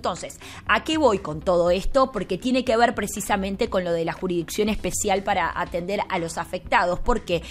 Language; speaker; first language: Spanish; native; Spanish